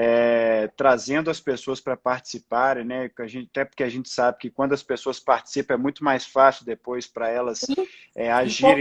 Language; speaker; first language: Portuguese; native; Portuguese